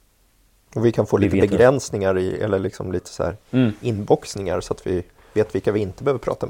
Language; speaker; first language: Swedish; native; Swedish